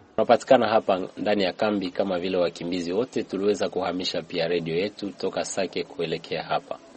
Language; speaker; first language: Swahili; native; Swahili